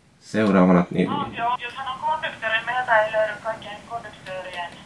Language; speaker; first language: Finnish; native; Finnish